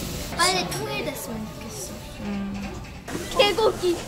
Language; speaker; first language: Korean; early bilingual, other home language; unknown